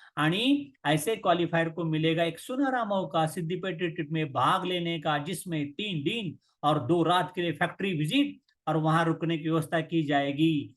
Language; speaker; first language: Hindi; non-native, local second language; Marathi